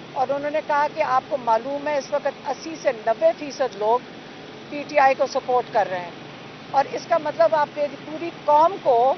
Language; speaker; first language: Urdu; native; Urdu